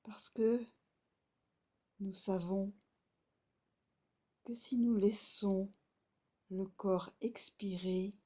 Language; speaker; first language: French; native; French